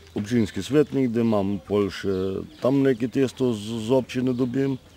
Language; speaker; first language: Slovenian; non-native, local second language; Romany